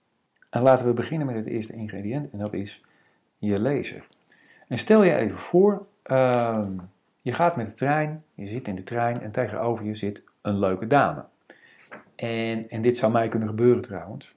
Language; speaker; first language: Dutch; native; Dutch